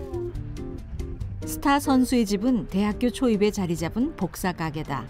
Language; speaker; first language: Korean; native; Korean